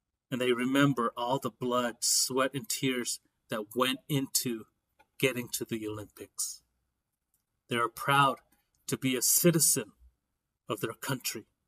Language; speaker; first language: English; native; English